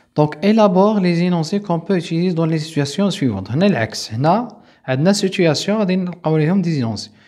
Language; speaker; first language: French; non-native, local second language; Arabic